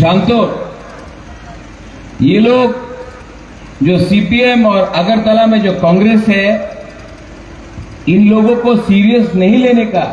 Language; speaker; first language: Hindi; non-native, local second language; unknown